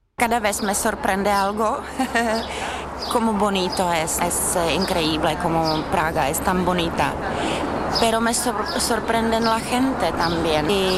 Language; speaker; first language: Spanish; non-native, fluent; Czech